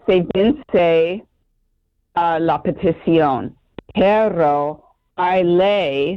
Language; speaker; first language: Spanish; non-native, fluent; English